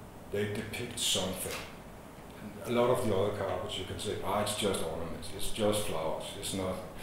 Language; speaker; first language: English; non-native, fluent; Danish